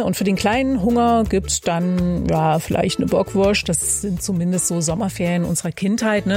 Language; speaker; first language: German; native; German